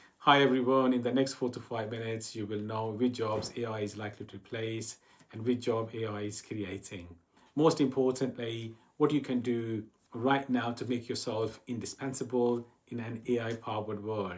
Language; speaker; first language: English; non-native, fluent; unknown